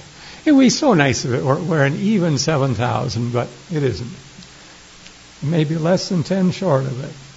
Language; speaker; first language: English; native; English